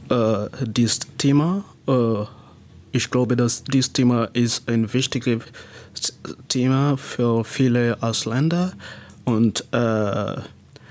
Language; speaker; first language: German; non-native, learner; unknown